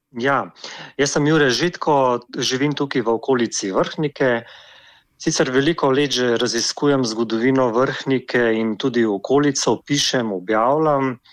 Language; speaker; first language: Slovenian; native; Slovenian